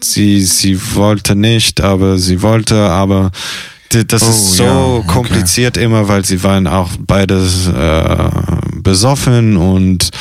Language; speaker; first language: German; non-native, fluent; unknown